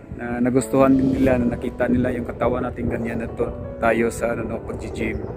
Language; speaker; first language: Filipino; non-native, local second language; Cebuano